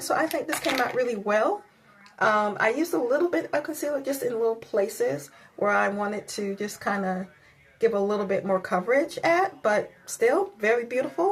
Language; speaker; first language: English; native; English